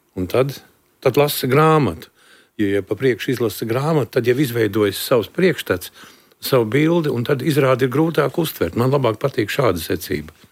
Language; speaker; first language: Latvian; native; Latvian